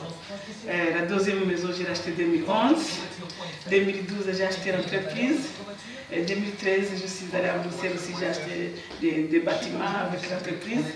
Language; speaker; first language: French; non-native, local second language; Kinyarwanda